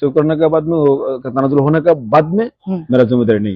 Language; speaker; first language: Hindi; non-native, local second language; Bangla